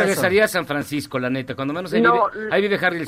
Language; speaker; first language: Spanish; native; Spanish